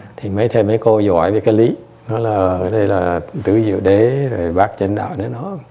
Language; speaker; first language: Vietnamese; early bilingual, other home language; English